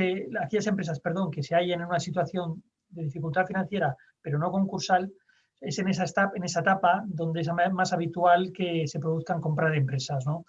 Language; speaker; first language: Spanish; native; Spanish